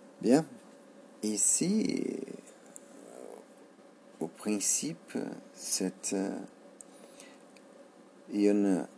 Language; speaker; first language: French; non-native, learner; Portuguese